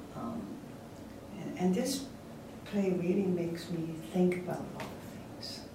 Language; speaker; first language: English; non-native, local second language; Cantonese